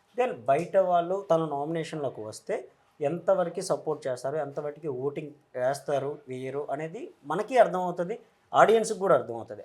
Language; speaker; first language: Telugu; native; Telugu